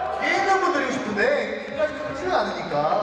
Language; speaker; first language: Korean; native; Korean